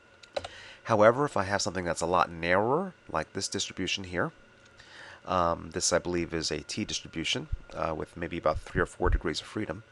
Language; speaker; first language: English; native; English